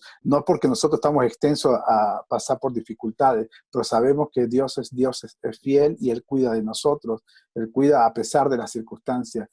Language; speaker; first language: Spanish; native; Spanish